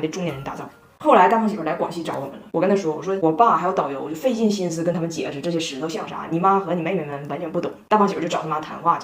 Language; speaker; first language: Chinese; native; Chinese